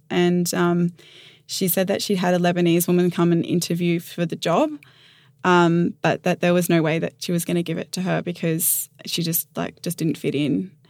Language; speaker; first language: English; native; English